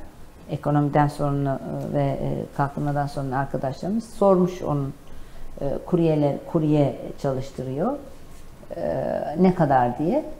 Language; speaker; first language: Turkish; native; Turkish